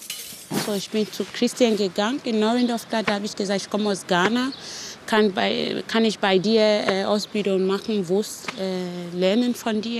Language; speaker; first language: German; non-native, learner; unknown